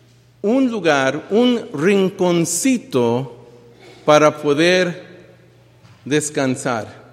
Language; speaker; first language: Spanish; early bilingual, heritage; Spanish